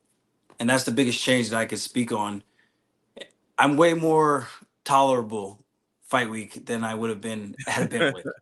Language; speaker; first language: English; native; English